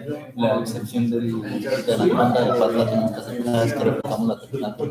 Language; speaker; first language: Spanish; native; Spanish